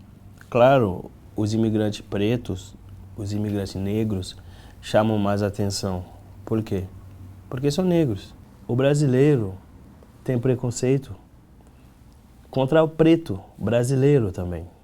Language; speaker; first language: Portuguese; non-native, fluent; Haitian Creole